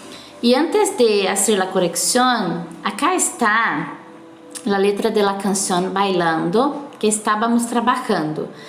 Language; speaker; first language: Spanish; non-native, fluent; Portuguese